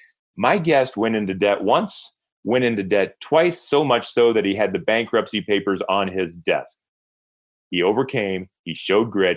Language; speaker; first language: English; native; English